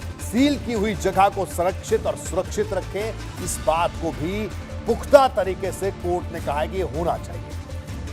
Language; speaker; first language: Hindi; native; Hindi